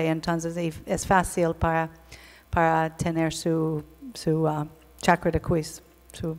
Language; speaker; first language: Spanish; non-native, learner; English